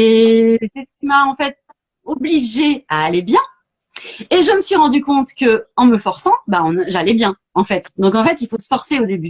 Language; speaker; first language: French; native; French